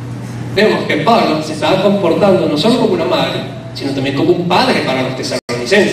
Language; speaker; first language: Spanish; native; Spanish